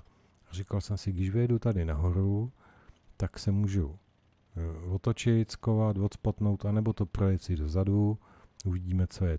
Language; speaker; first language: Czech; native; Czech